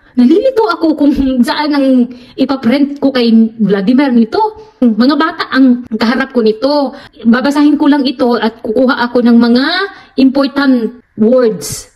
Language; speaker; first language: Filipino; non-native, local second language; Cebuano